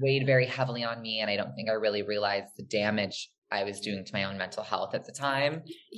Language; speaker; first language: English; native; English